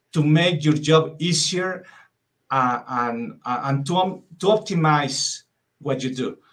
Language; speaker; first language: English; non-native, fluent; Spanish